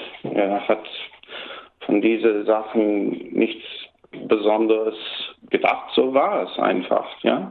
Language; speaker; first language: German; early bilingual, heritage; German